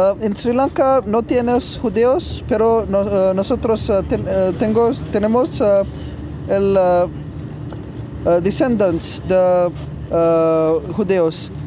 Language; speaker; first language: Spanish; non-native, learner; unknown